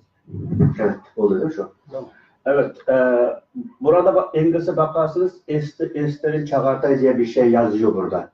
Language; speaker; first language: Turkish; non-native, learner; Uyghur